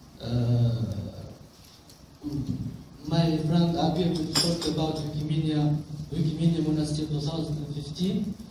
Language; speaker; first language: English; non-native, local second language; Arabic